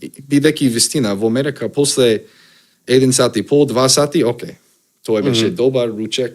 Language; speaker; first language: Macedonian; non-native, learner; English